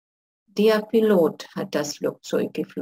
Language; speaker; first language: German; non-native, fluent; Russian